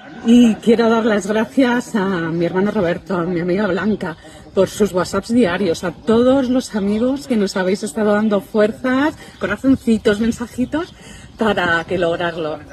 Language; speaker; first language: Spanish; native; Spanish